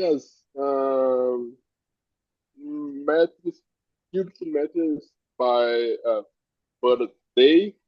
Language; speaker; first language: English; non-native, learner; Portuguese